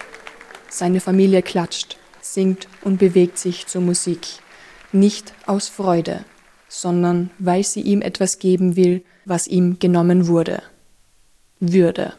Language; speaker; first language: German; native; German